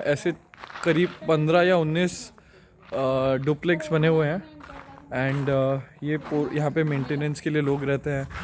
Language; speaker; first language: Hindi; non-native, local second language; Bangla